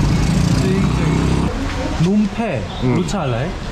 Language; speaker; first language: Thai; non-native, learner; Korean